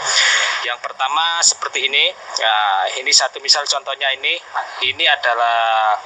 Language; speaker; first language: Indonesian; native; Indonesian